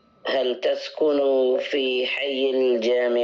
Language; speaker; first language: Arabic; non-native, learner; English